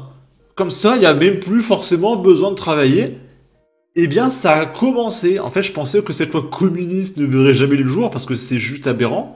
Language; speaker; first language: French; native; French